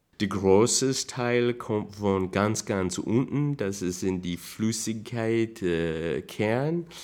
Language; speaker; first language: German; non-native, learner; English